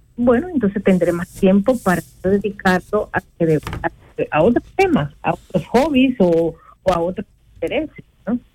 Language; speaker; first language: Spanish; native; Spanish